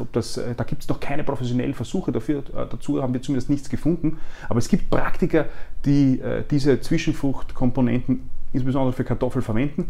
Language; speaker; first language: German; native; German